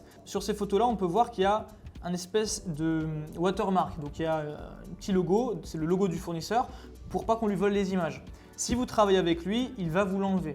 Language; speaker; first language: French; native; French